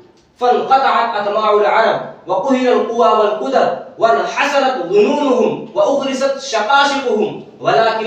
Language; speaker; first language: Arabic; non-native, fluent; Urdu